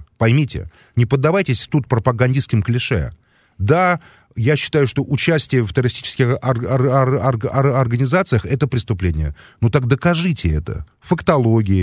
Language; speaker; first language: Russian; native; Russian